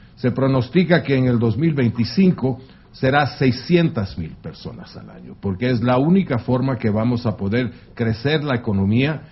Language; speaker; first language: Spanish; non-native, fluent; French